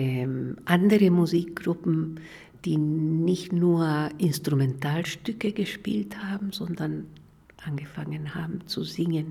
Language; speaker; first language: German; non-native, fluent; Spanish